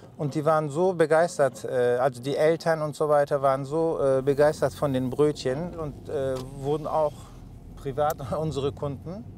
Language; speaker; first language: German; non-native, fluent; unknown